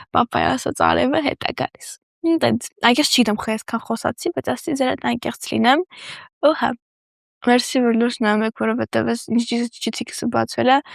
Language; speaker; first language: Armenian; early bilingual, heritage; Armenian